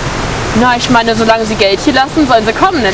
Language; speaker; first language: German; native; German